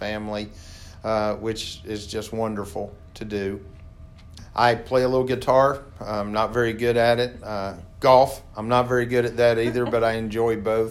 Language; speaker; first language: English; native; English